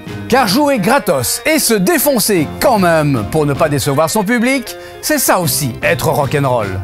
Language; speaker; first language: French; native; French